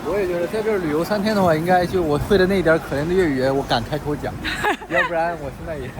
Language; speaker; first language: Chinese; native; Chinese